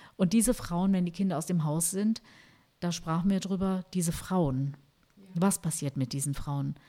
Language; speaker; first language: German; early bilingual, other home language; Turkish